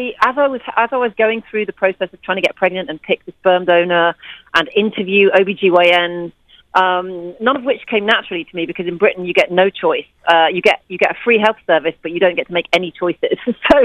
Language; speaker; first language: English; native; English